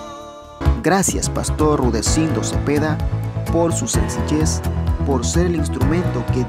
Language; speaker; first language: Spanish; native; Spanish